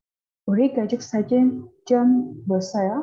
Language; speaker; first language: Korean; non-native, learner; Indonesian